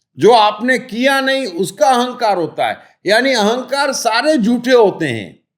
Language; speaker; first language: Hindi; native; Hindi